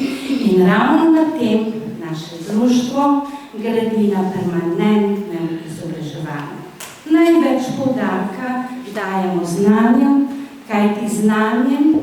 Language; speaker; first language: Slovenian; native; Slovenian